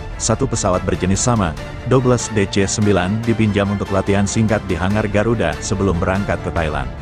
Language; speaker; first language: Indonesian; native; Indonesian